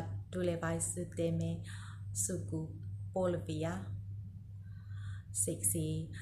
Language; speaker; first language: Finnish; non-native, learner; Burmese